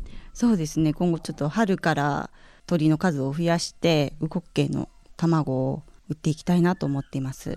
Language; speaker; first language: Japanese; native; Japanese